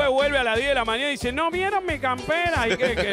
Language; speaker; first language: Spanish; native; Spanish